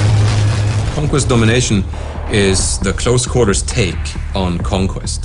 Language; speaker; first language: English; non-native, fluent; Swedish